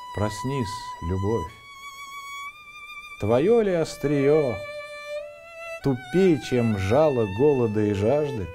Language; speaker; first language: Russian; native; Russian